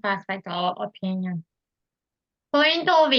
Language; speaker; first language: English; non-native, learner; Turkish